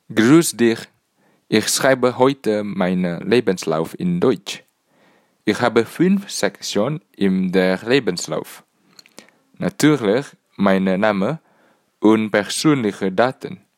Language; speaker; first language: German; non-native, learner; Indonesian